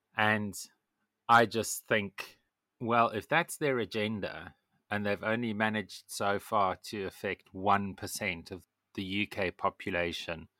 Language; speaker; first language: English; native; English